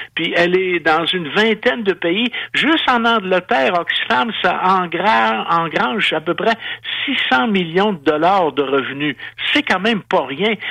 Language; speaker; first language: French; native; French